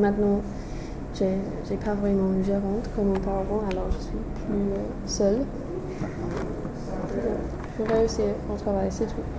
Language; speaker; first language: French; non-native, fluent; English